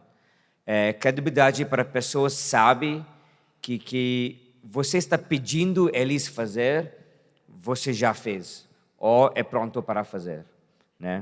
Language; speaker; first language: Portuguese; non-native, fluent; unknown